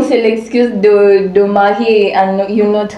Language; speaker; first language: French; non-native, learner; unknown